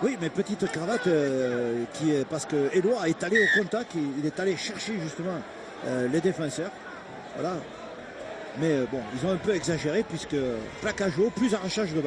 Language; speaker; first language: French; native; French